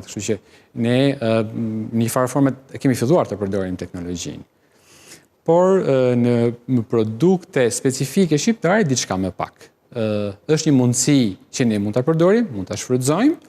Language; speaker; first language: Albanian; native; Albanian